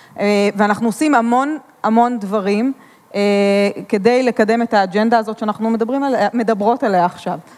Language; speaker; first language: Hebrew; native; Hebrew